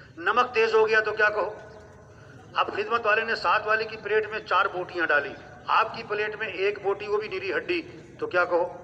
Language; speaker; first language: Urdu; non-native, local second language; Pashto